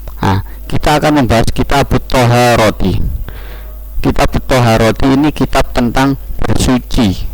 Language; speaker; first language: Indonesian; non-native, local second language; Javanese